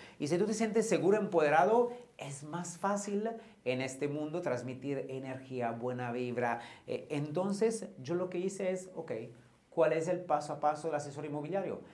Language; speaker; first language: Spanish; non-native, fluent; Italian